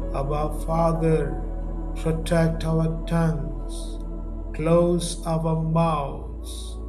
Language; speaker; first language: English; non-native, local second language; Tamil